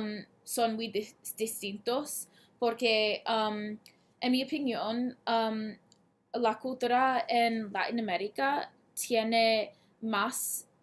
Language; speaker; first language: Spanish; non-native, learner; English